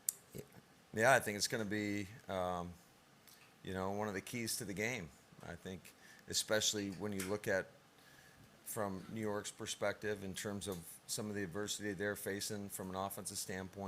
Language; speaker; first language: English; native; English